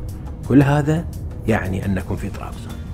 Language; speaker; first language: Arabic; native; Arabic